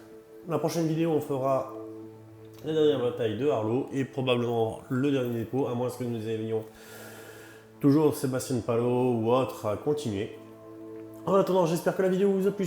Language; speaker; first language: French; native; French